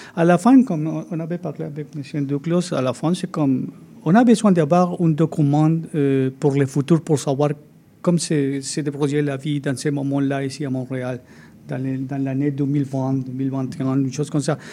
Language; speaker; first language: French; non-native, fluent; Spanish